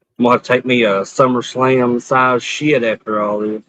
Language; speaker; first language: English; native; English